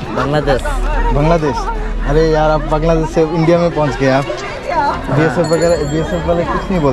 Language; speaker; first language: Hindi; non-native, local second language; Assamese